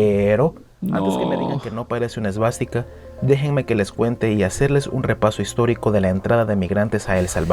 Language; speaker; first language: Spanish; native; Spanish